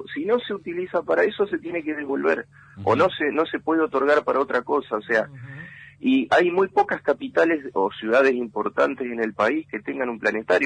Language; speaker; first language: Spanish; native; Spanish